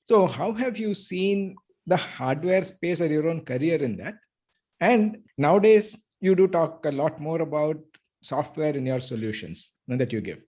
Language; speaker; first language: English; non-native, local second language; Tamil